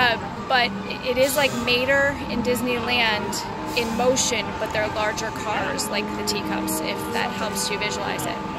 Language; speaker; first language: English; native; English